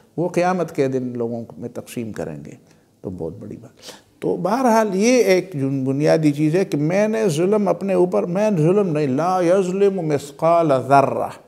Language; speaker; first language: Urdu; non-native, local second language; Pashto